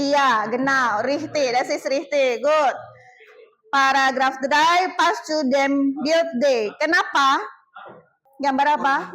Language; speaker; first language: German; non-native, fluent; Indonesian